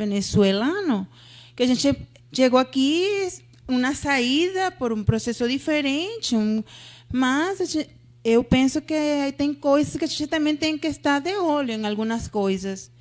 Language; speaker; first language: Portuguese; non-native, fluent; Spanish